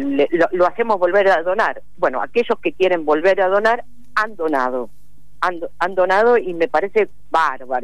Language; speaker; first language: Spanish; native; Spanish